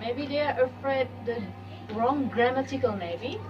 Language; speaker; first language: English; non-native, learner; Indonesian